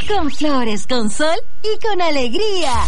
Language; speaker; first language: Spanish; native; Spanish